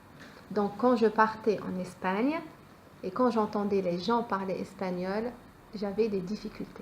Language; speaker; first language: French; native; French